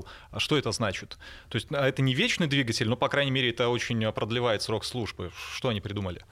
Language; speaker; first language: Russian; native; Russian